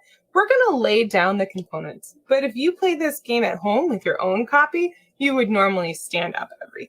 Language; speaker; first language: English; native; English